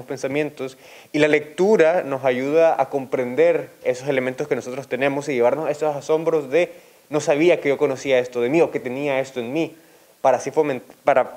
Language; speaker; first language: Spanish; native; Spanish